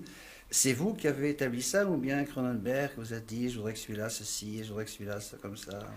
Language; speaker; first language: French; native; French